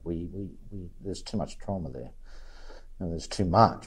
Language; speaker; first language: English; native; English